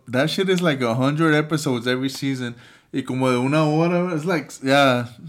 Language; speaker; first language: English; early bilingual, other home language; Spanish